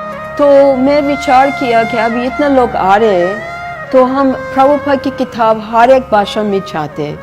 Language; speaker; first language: Hindi; non-native, fluent; English